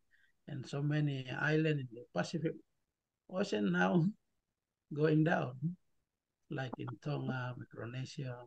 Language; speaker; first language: English; non-native, learner; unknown